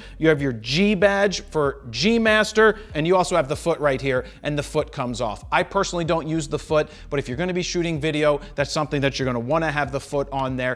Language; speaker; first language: English; native; English